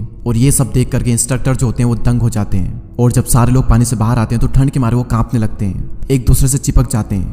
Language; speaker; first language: Hindi; native; Hindi